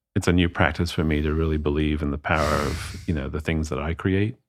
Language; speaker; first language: English; native; English